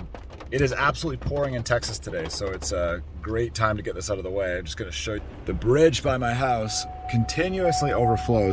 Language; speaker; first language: English; native; English